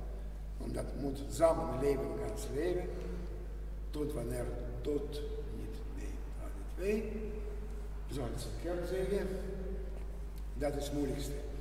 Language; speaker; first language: German; non-native, learner; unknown